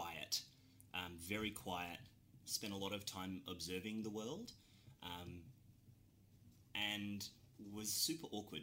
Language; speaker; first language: English; native; English